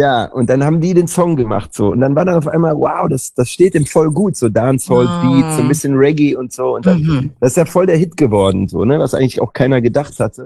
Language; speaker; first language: German; native; German